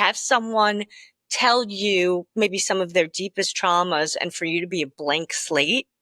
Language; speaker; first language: English; native; English